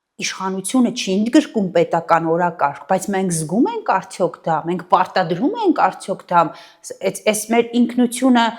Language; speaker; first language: Armenian; native; Armenian